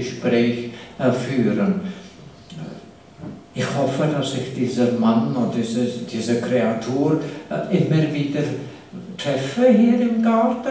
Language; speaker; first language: German; non-native, fluent; English